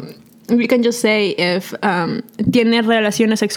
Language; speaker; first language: Spanish; early bilingual, heritage; English